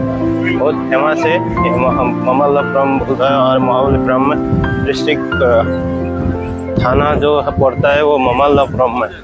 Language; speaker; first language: Hindi; non-native, local second language; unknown